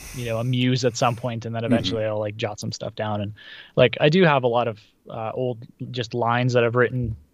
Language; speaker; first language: English; early bilingual, other home language; Russian